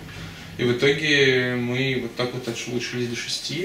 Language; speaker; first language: Russian; native; Russian